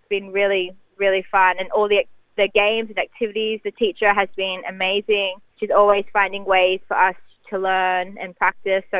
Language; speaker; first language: English; native; English